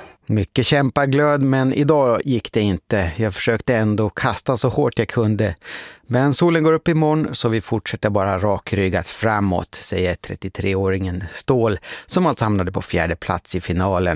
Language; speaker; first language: Swedish; native; Swedish